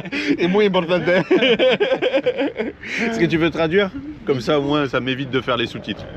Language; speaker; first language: French; native; French